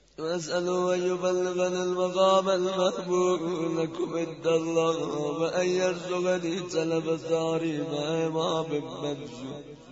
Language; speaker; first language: Arabic; non-native, fluent; Persian